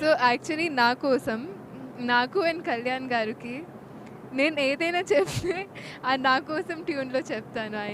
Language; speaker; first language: Telugu; non-native, fluent; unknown